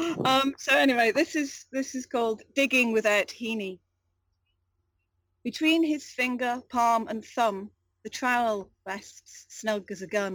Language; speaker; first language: English; native; English